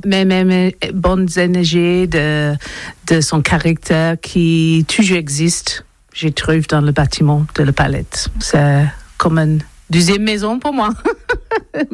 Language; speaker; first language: French; non-native, learner; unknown